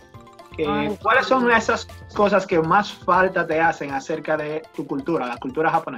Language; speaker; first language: Spanish; native; Spanish